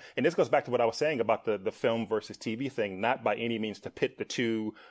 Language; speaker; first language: English; native; English